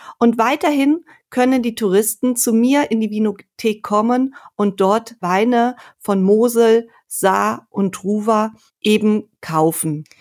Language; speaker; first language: German; native; German